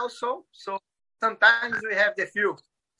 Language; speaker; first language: English; non-native, learner; Portuguese